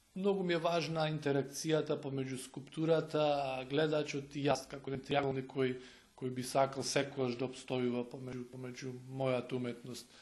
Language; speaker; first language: Macedonian; native; Macedonian